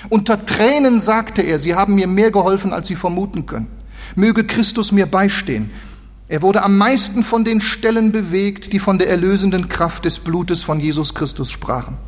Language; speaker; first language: German; native; German